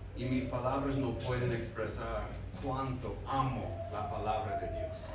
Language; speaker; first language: Spanish; non-native, fluent; English